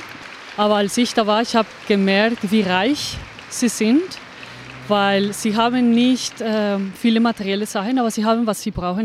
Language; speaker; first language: German; non-native, fluent; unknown